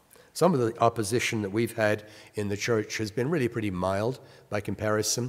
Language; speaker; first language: English; native; English